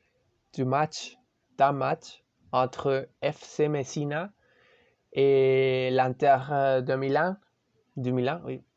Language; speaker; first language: French; non-native, learner; Spanish